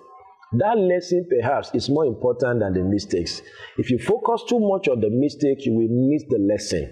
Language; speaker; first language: English; non-native, local second language; Yoruba